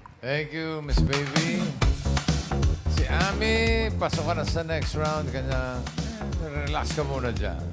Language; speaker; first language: Filipino; native; Filipino